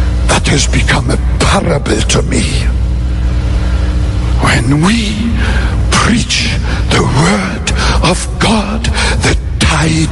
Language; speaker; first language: English; non-native, fluent; German